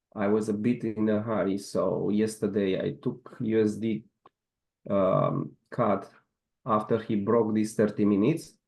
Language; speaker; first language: English; non-native, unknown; Romanian